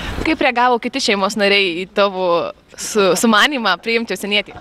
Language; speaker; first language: Lithuanian; native; Lithuanian